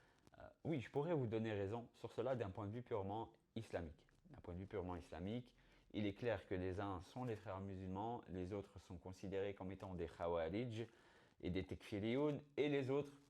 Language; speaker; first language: French; native; French